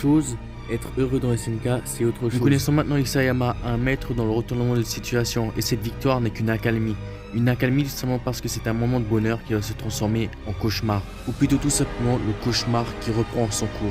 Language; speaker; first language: French; native; French